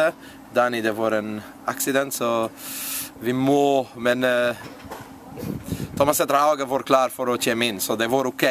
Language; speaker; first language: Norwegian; non-native, learner; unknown